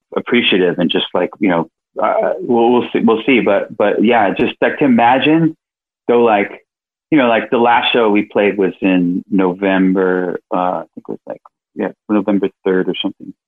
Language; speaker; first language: English; native; English